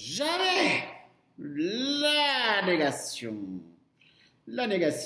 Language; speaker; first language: French; non-native, fluent; Portuguese